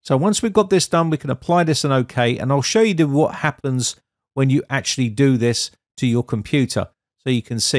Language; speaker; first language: English; native; English